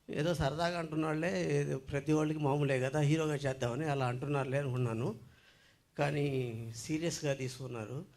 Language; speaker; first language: Telugu; native; Telugu